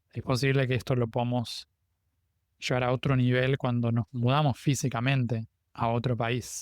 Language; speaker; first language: Spanish; native; Spanish